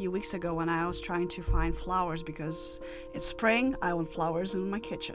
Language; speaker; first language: English; non-native, fluent; Russian